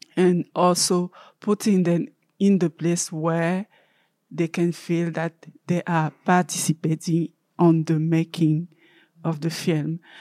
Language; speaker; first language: English; non-native, learner; French